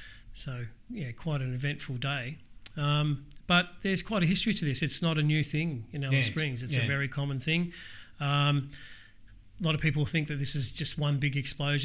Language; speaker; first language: English; native; English